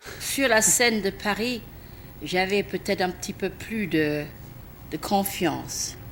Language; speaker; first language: French; non-native, fluent; English